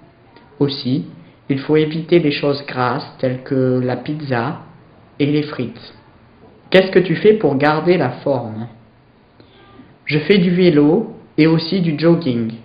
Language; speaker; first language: French; non-native, learner; English